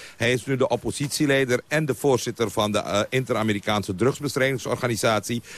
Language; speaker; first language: Dutch; non-native, local second language; Caribbean Hindustani